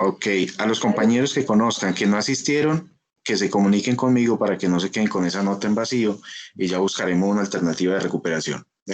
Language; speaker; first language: Spanish; native; Spanish